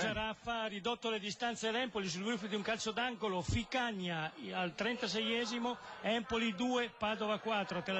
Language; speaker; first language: Italian; native; Italian